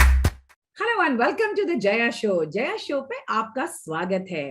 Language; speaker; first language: Hindi; native; Hindi